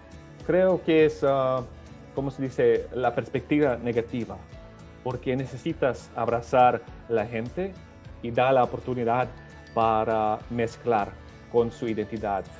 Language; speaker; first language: Spanish; early bilingual, other home language; Serbian